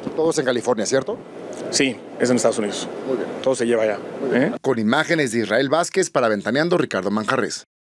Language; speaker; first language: Spanish; native; Spanish